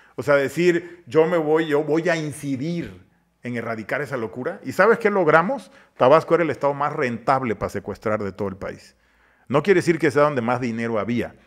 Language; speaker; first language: Spanish; native; Spanish